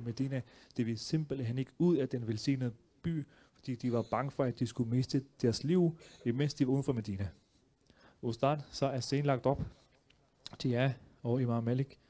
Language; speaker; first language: Danish; early bilingual, other home language; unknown